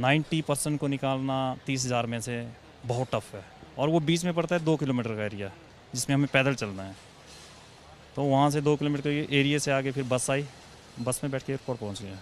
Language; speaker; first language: Hindi; native; Hindi